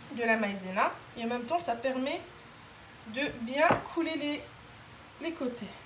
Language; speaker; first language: French; non-native, local second language; Arabic